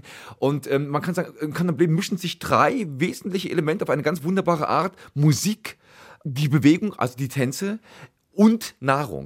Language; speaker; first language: German; native; German